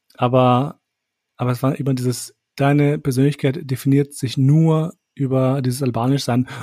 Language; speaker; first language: German; early bilingual, other home language; Albanian